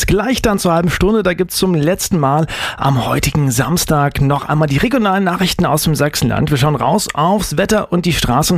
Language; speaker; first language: German; native; German